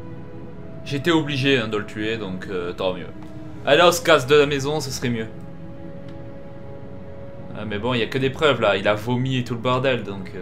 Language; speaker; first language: French; native; French